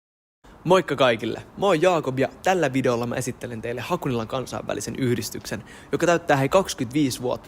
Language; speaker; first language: Finnish; native; Finnish